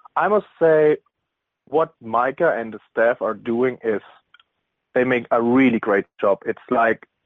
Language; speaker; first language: English; non-native, fluent; German